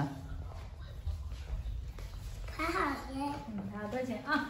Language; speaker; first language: Chinese; native; Chinese